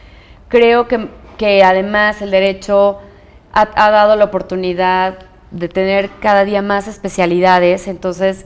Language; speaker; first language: Spanish; native; Spanish